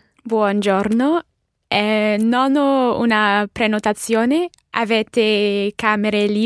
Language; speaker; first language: Italian; non-native, learner; English